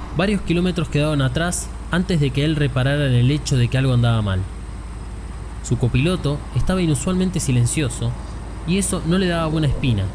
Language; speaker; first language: Spanish; native; Spanish